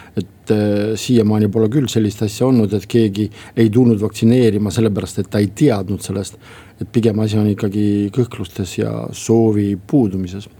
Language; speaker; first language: Estonian; non-native, local second language; Russian